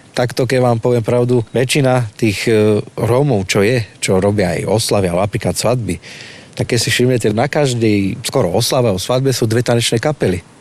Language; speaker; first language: Slovak; native; Slovak